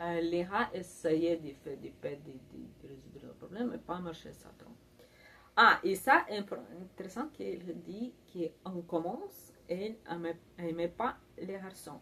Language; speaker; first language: French; non-native, learner; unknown